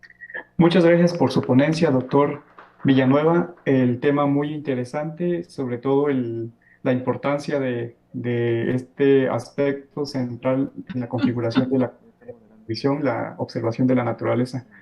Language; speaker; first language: Spanish; native; Spanish